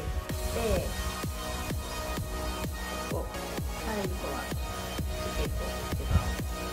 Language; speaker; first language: Japanese; native; Japanese